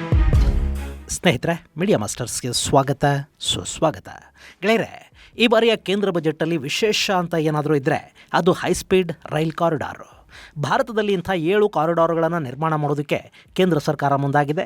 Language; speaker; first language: Kannada; native; Kannada